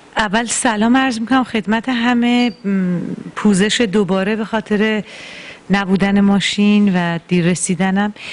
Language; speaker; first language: Persian; native; Persian